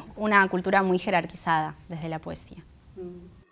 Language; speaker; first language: Spanish; non-native, local second language; Guarani